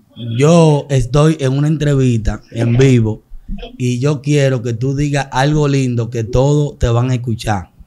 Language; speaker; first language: Spanish; native; Spanish